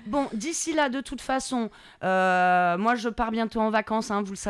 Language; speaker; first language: French; native; French